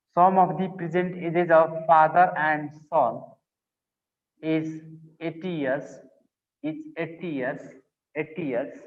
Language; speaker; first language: English; non-native, local second language; Nepali